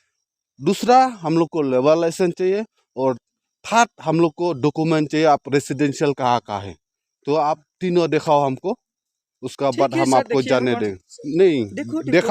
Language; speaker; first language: Hindi; non-native, local second language; Khasi